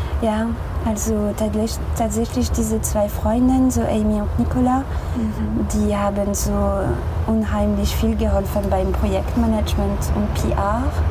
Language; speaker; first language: German; non-native, fluent; French